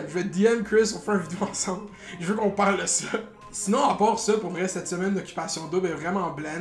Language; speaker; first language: French; native; French